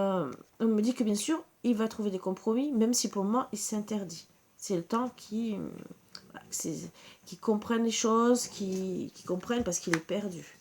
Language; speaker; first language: French; native; French